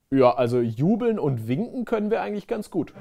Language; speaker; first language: German; native; German